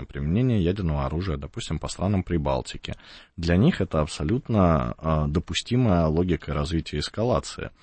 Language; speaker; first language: Russian; native; Russian